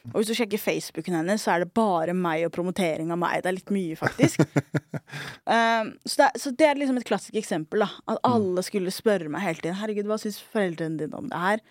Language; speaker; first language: Norwegian; early bilingual, other home language; Somali